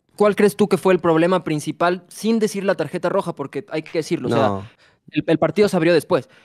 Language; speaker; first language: Spanish; native; Spanish